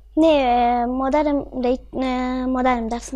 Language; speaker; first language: Persian; native; Persian